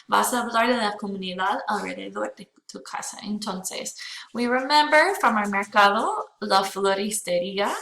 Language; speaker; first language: Spanish; non-native, fluent; English